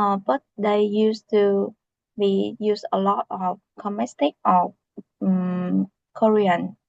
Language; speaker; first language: English; non-native, learner; Vietnamese